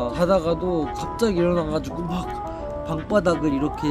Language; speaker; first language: Korean; native; Korean